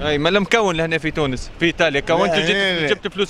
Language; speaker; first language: Arabic; native; Arabic